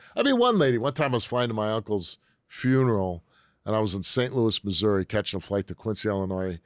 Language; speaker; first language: English; native; English